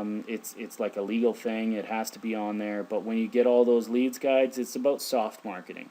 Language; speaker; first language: English; native; English